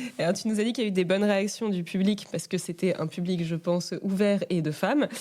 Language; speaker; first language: French; native; French